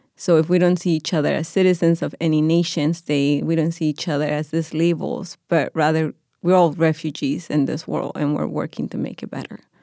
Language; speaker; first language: English; non-native, fluent; Spanish